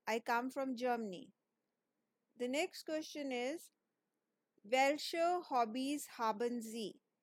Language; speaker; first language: English; non-native, local second language; Hindi